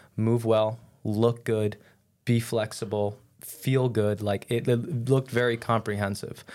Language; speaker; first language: English; native; English